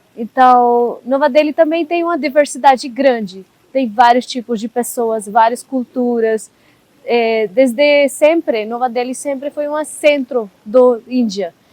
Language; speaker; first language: Portuguese; non-native, learner; Hindi